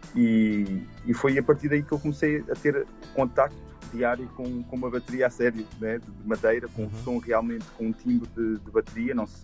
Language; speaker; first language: Portuguese; native; Portuguese